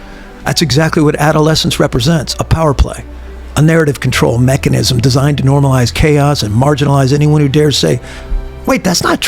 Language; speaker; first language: English; native; English